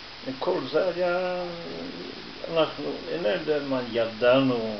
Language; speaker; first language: Hebrew; non-native, fluent; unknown